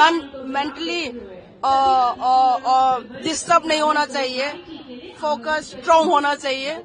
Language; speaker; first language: Hindi; non-native, local second language; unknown